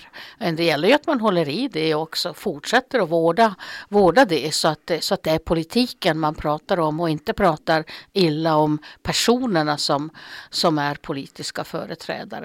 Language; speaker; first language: Swedish; native; Swedish